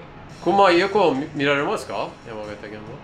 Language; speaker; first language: Japanese; non-native, learner; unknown